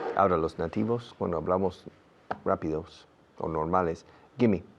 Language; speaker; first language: Spanish; non-native, fluent; English